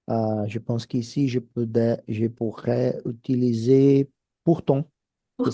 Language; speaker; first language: French; non-native, fluent; Portuguese